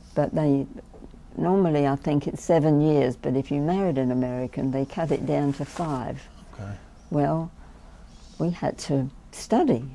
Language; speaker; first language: English; native; English